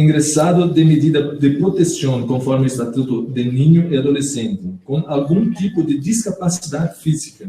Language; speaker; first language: Spanish; non-native, learner; Portuguese